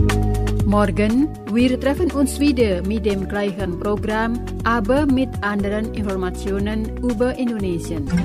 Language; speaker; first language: German; non-native, fluent; Indonesian